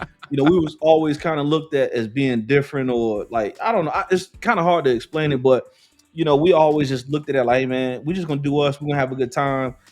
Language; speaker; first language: English; native; English